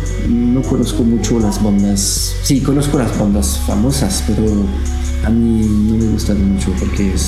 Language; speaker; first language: Spanish; non-native, learner; French